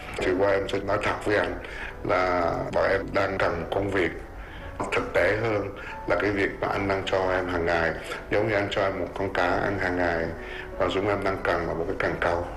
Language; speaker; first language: Vietnamese; early bilingual, heritage; Vietnamese